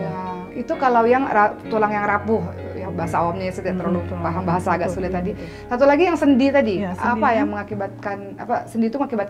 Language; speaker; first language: Indonesian; native; Indonesian